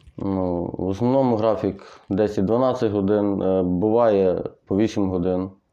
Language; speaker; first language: Ukrainian; native; Ukrainian